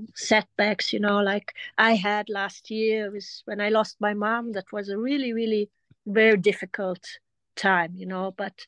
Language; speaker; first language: English; non-native, fluent; German